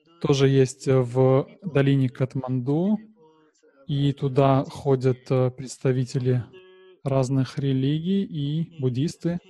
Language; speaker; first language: Russian; non-native, learner; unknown